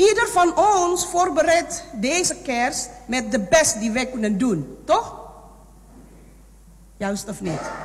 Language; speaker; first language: Dutch; non-native, fluent; Indonesian